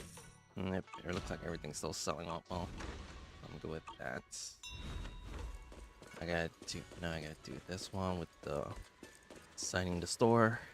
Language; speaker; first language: English; native; English